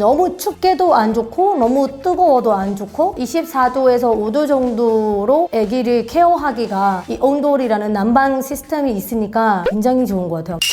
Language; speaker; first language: Korean; non-native, fluent; Burmese